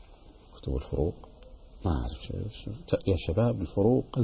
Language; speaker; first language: Arabic; native; Arabic